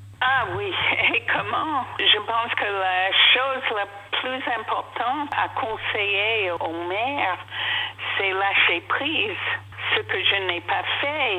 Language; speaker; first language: French; non-native, fluent; English